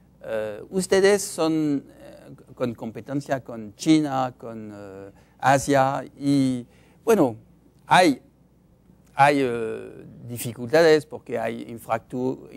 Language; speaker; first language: Spanish; non-native, fluent; French